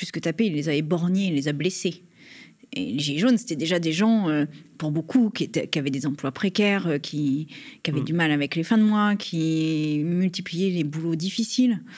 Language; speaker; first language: French; native; French